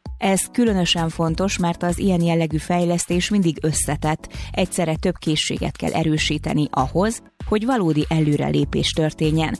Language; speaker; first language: Hungarian; native; Hungarian